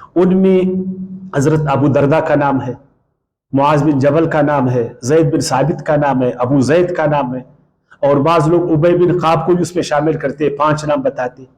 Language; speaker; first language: Urdu; non-native, local second language; Pashto